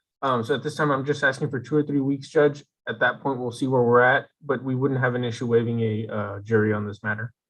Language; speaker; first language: English; native; English